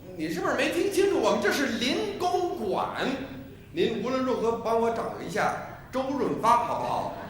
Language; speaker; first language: Chinese; non-native, fluent; English